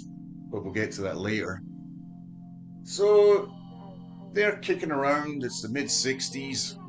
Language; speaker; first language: English; native; English